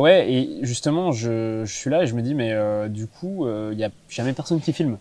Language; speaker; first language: French; native; French